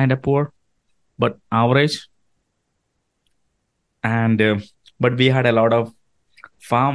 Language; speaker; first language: English; non-native, local second language; Malayalam